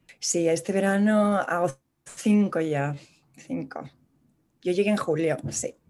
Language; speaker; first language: Spanish; native; Spanish